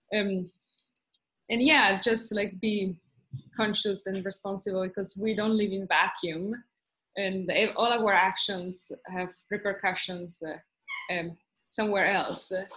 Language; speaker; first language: English; non-native, fluent; Italian